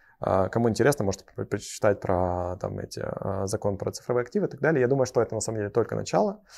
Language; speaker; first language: Russian; native; Russian